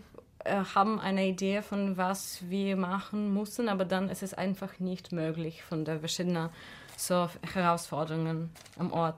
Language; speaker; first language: German; non-native, fluent; Russian